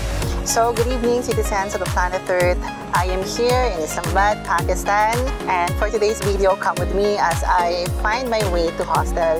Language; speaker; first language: English; non-native, local second language; Filipino